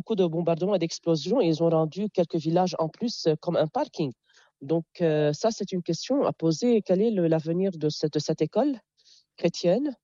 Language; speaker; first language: French; non-native, local second language; Arabic